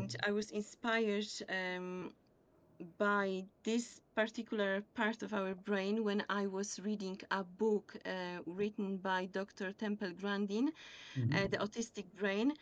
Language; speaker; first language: English; non-native, fluent; Polish